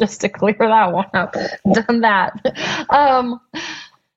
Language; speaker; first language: English; native; English